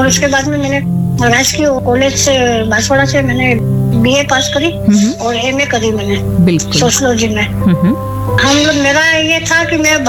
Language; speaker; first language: Hindi; native; Hindi